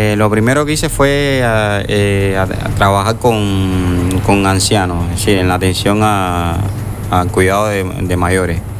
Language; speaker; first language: Spanish; native; Spanish